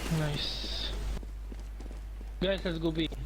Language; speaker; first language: English; non-native, learner; Polish